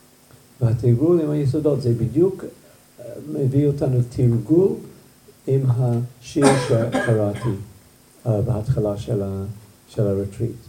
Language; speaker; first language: Hebrew; non-native, fluent; English